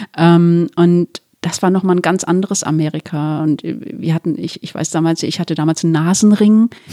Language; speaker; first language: German; early bilingual, other home language; Turkish